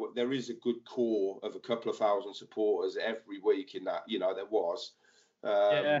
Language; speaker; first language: English; native; English